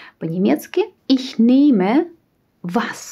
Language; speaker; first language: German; non-native, fluent; Russian